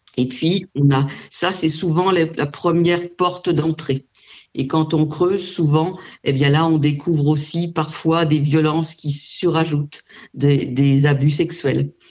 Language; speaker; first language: French; native; French